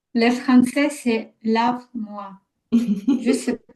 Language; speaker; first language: French; non-native, learner; Ukrainian